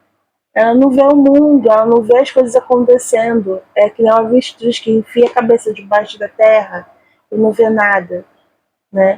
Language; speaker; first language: Portuguese; native; Portuguese